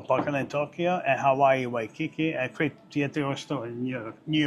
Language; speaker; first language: Albanian; early bilingual, heritage; Albanian